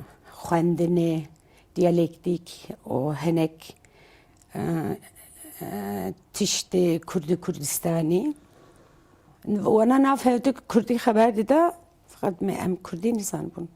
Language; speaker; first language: Kurdish; non-native, local second language; Turkish